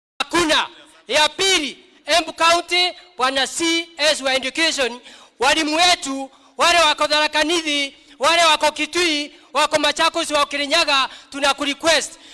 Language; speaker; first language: Swahili; non-native, local second language; Embu